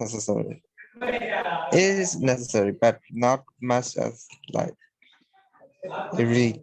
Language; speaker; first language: English; non-native, learner; Burmese